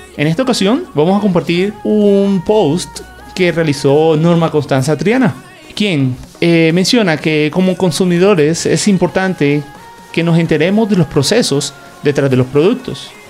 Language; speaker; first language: Spanish; native; Spanish